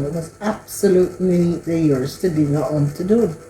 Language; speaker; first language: Dutch; non-native, learner; English